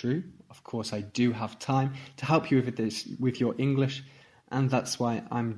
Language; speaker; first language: English; native; English